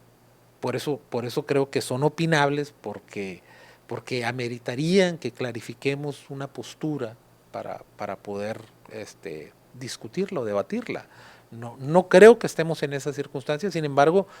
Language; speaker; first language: Spanish; native; Spanish